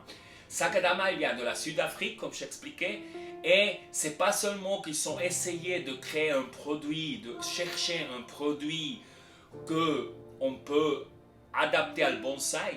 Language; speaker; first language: French; non-native, local second language; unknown